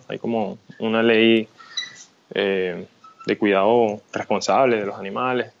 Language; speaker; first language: Spanish; native; Spanish